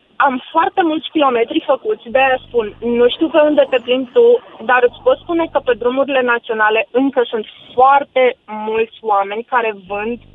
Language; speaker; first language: Romanian; native; Romanian